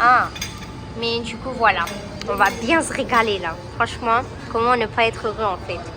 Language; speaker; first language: French; native; French